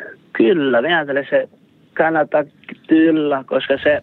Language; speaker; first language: Finnish; non-native, learner; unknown